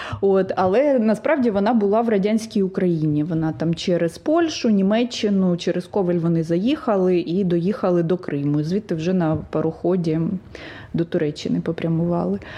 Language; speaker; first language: Ukrainian; non-native, local second language; Russian